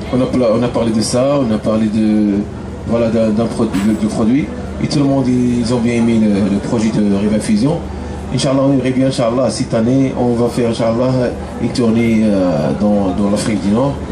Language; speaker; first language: French; non-native, fluent; Tachelhit